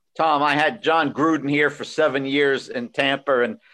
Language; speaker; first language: English; native; English